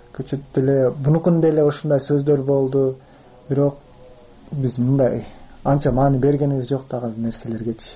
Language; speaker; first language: Kyrgyz; non-native, local second language; Uzbek